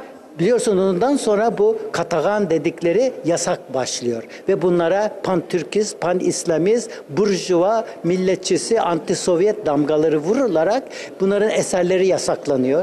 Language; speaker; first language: Turkish; early bilingual, other home language; Uzbek